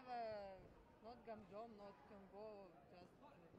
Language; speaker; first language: English; non-native, learner; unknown